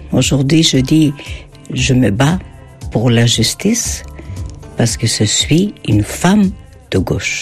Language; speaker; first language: French; non-native, fluent; Greek